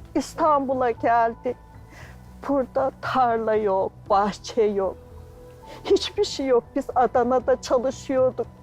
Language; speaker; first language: Turkish; native; Turkish